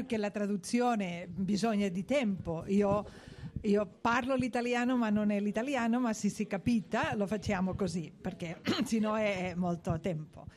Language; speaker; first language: Italian; non-native, learner; Spanish